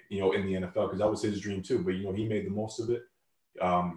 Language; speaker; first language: English; native; English